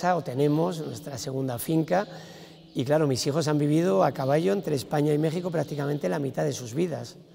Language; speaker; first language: Spanish; native; Spanish